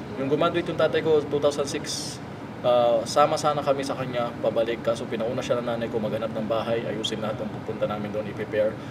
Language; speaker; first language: Filipino; native; Filipino